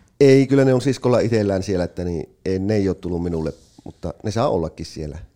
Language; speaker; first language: Finnish; native; Finnish